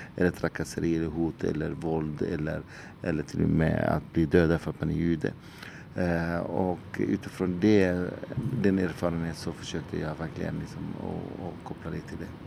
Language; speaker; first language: Swedish; non-native, fluent; Arabic